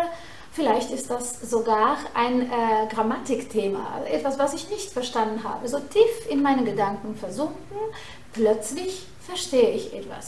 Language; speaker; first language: German; non-native, fluent; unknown